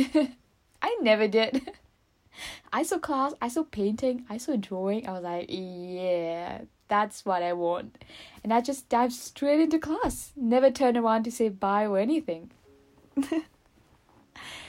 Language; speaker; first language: English; non-native, fluent; Morisyen